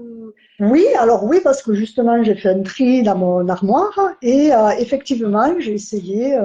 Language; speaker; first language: French; native; French